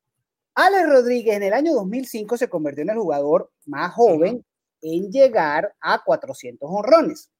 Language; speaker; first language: Spanish; native; Spanish